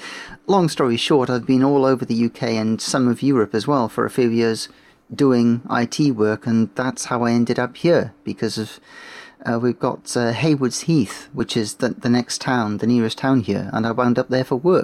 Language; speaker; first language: English; native; English